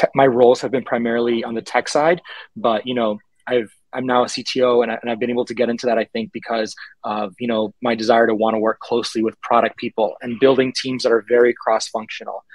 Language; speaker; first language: English; early bilingual, other home language; Spanish